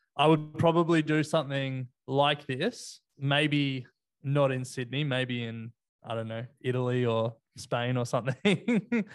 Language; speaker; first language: English; native; English